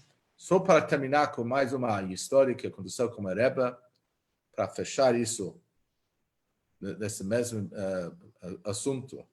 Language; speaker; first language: Portuguese; non-native, fluent; Hebrew